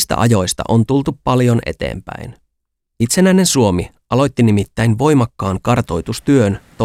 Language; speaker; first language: Finnish; native; Finnish